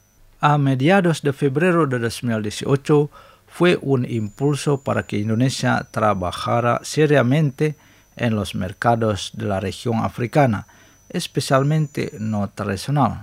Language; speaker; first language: Spanish; non-native, fluent; Indonesian